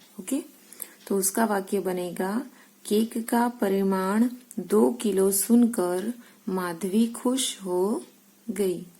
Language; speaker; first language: Hindi; non-native, local second language; Gujarati